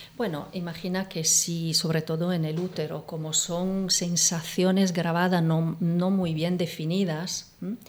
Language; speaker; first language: Spanish; non-native, fluent; Italian